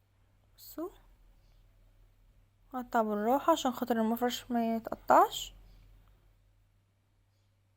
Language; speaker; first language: Arabic; native; Arabic